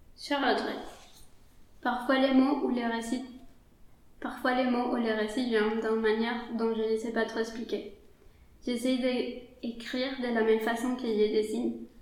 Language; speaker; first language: French; non-native, fluent; Spanish